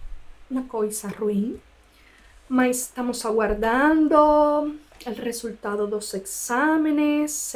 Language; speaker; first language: Portuguese; non-native, fluent; Spanish